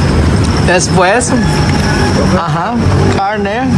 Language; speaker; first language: Spanish; non-native, learner; Filipino